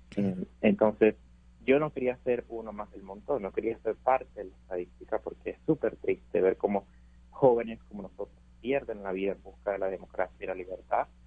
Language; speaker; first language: Spanish; native; Spanish